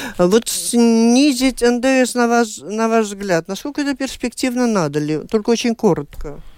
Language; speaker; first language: Russian; native; Russian